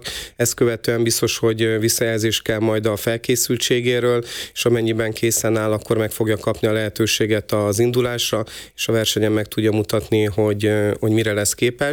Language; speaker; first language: Hungarian; native; Hungarian